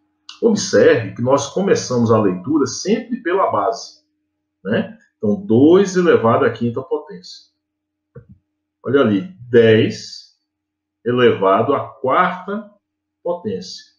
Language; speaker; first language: Portuguese; native; Portuguese